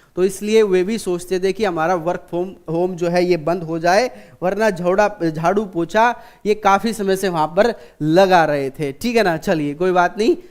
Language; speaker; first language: Hindi; native; Hindi